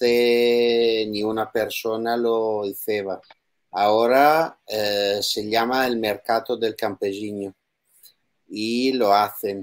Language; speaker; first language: Spanish; non-native, learner; Italian